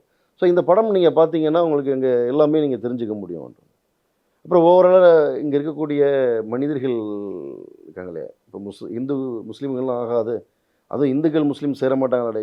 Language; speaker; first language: Tamil; native; Tamil